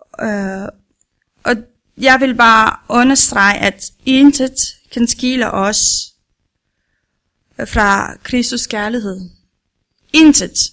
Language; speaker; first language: Danish; non-native, learner; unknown